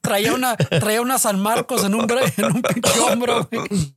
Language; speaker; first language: Spanish; early bilingual, heritage; Spanish